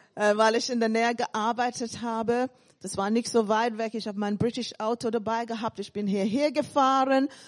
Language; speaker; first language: German; non-native, fluent; English